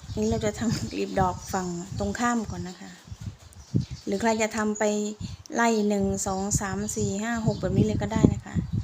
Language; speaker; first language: Thai; native; Thai